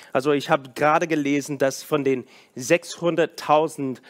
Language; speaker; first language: German; non-native, fluent; English